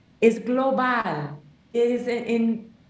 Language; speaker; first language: Spanish; non-native, learner; English